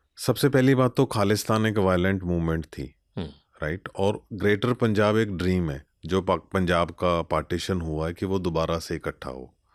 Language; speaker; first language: Hindi; non-native, local second language; Punjabi